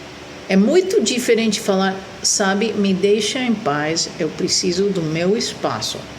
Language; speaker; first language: Portuguese; non-native, fluent; Spanish